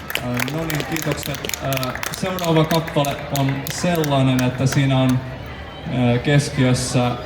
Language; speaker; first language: Finnish; native; Finnish